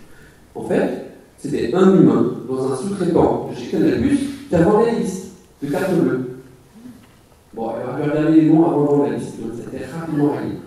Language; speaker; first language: French; native; French